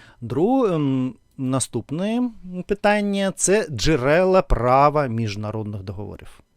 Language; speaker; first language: Ukrainian; non-native, fluent; Russian